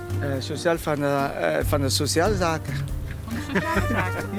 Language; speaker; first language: Dutch; non-native, fluent; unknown